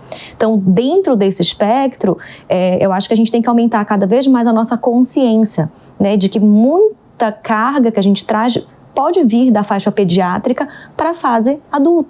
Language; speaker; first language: Portuguese; native; Portuguese